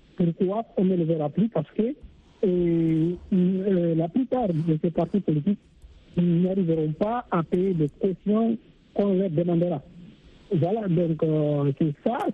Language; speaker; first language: French; non-native, local second language; Fula